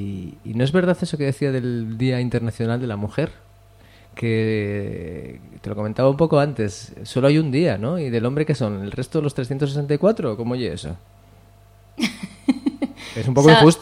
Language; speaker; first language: Spanish; native; Spanish